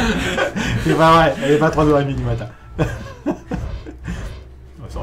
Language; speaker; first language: French; native; French